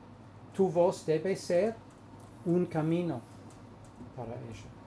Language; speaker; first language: Spanish; non-native, fluent; English